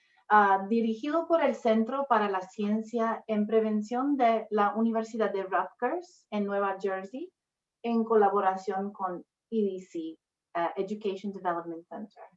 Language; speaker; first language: Spanish; non-native, fluent; English